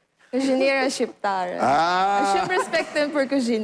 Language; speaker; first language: Albanian; non-native, learner; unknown